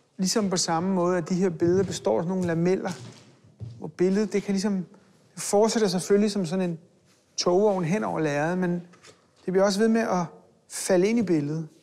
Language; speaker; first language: Danish; early bilingual, other home language; Hebrew